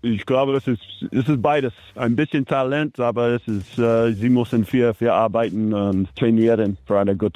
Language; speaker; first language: German; non-native, fluent; English